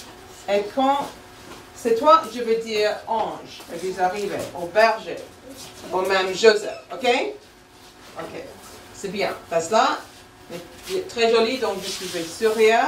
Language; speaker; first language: French; non-native, fluent; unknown